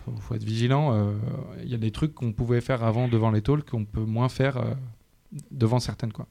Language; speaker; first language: French; native; French